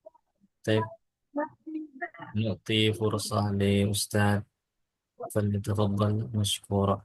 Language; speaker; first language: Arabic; non-native, fluent; Indonesian